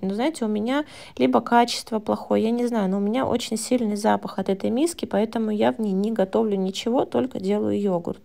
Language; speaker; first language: Russian; native; Russian